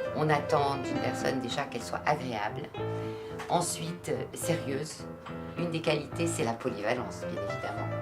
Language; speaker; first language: French; native; French